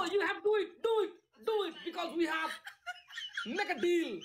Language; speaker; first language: English; non-native, learner; Nepali